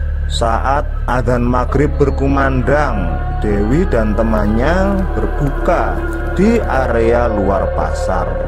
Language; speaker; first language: Indonesian; native; Indonesian